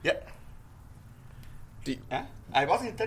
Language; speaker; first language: English; non-native, learner; Dutch